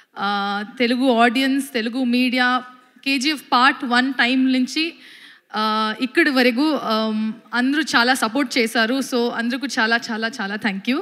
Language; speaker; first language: Telugu; non-native, learner; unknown